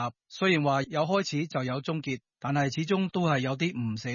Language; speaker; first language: Cantonese; native; Cantonese